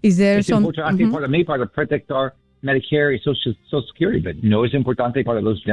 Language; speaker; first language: Spanish; non-native, learner; English